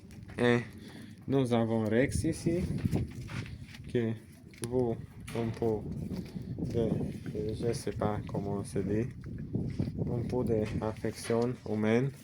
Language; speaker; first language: French; non-native, learner; Romanian